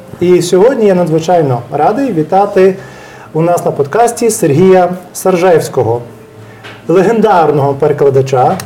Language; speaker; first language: Ukrainian; native; Ukrainian